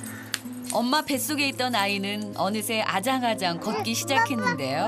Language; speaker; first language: Korean; native; Korean